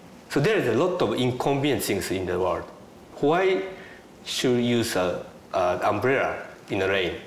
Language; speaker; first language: English; non-native, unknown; Japanese